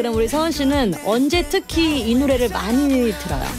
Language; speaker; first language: Korean; native; Korean